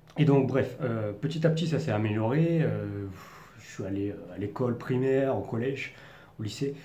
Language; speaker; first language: French; native; French